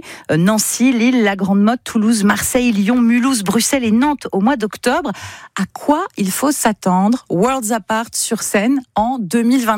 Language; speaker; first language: French; native; French